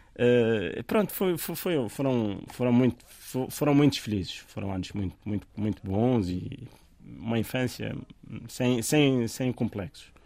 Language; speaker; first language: Portuguese; non-native, fluent; Arabic